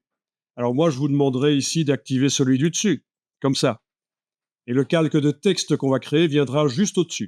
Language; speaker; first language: French; native; French